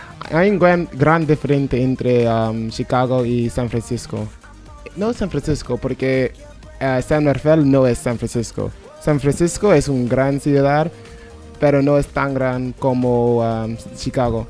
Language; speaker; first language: Spanish; non-native, learner; English